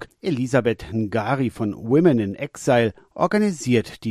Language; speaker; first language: German; native; German